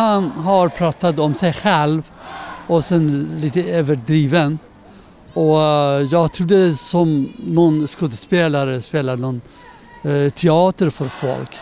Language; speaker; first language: Swedish; non-native, learner; Persian